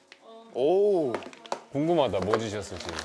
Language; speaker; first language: Korean; native; Korean